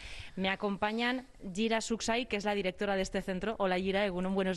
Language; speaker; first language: Spanish; native; Spanish